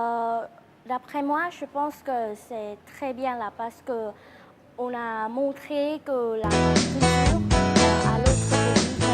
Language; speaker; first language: French; non-native, learner; Lao